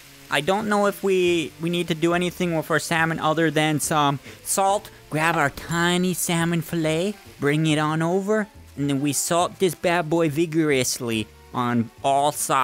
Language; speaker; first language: English; native; English